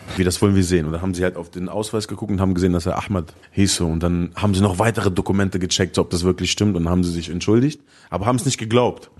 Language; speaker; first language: German; early bilingual, other home language; Arabic